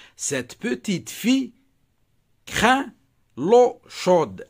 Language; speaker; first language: French; non-native, local second language; Arabic